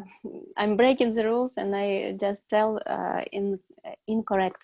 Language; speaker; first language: English; non-native, learner; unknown